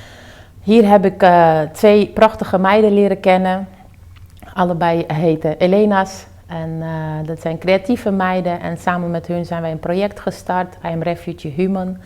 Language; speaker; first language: Dutch; early bilingual, other home language; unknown